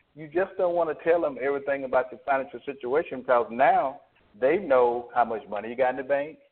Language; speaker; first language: English; native; English